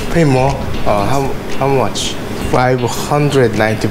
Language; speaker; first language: English; non-native, learner; Korean